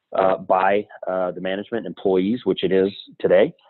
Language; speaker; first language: English; native; English